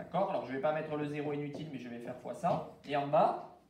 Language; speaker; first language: French; native; French